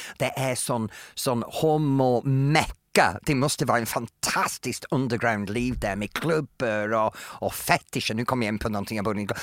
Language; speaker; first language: Swedish; non-native, fluent; English